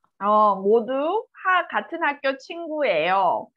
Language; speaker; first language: Korean; native; Korean